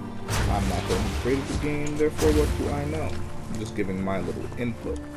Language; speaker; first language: English; native; English